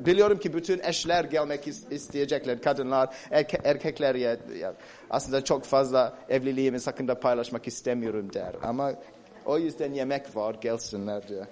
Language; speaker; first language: Turkish; non-native, fluent; English